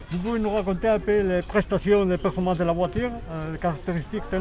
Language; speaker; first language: French; non-native, fluent; Spanish